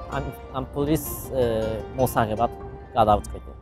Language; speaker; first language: Georgian; non-native, fluent; Japanese